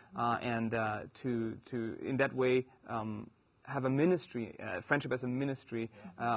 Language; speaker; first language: English; non-native, fluent; German